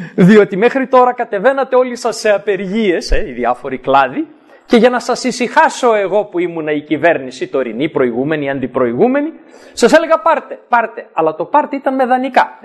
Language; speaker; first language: Greek; native; Greek